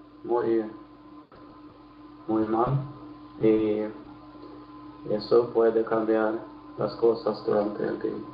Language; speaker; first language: Spanish; non-native, learner; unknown